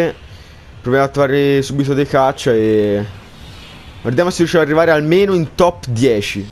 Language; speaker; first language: Italian; native; Italian